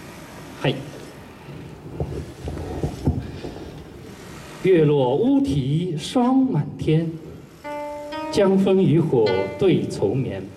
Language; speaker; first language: Chinese; native; Chinese